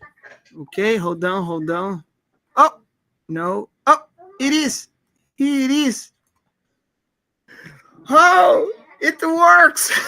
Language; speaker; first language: English; non-native, fluent; Portuguese